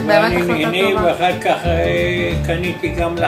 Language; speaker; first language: Hebrew; non-native, fluent; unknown